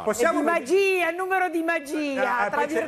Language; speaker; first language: Italian; native; Italian